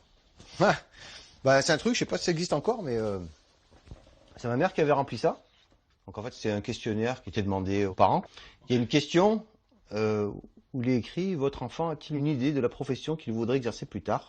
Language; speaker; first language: French; native; French